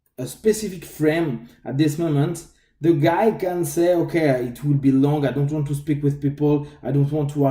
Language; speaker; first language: English; non-native, fluent; French